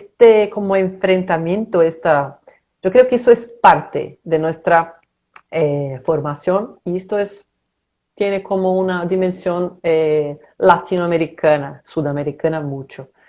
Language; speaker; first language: Spanish; non-native, fluent; Portuguese